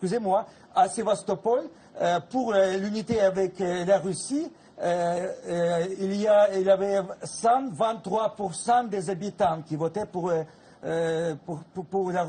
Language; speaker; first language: French; non-native, fluent; Russian